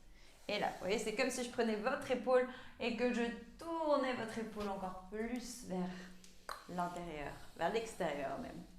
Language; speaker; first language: French; native; French